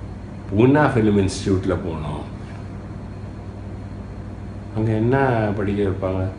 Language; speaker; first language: Tamil; non-native, local second language; Malayalam